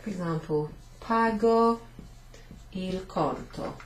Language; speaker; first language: Italian; non-native, fluent; English